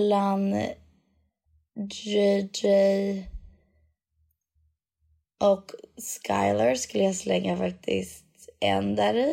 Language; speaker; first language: Swedish; native; Swedish